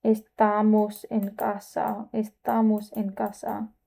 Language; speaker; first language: Spanish; non-native, learner; English